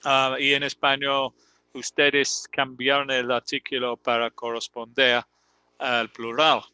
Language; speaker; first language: Spanish; non-native, fluent; English